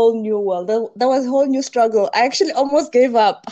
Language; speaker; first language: English; non-native, local second language; Venda